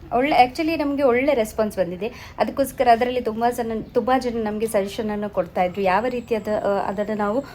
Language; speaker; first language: Kannada; non-native, local second language; Tulu